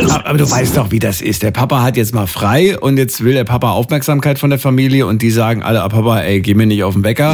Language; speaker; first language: German; native; German